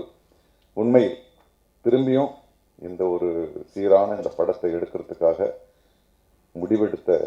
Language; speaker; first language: Tamil; native; Tamil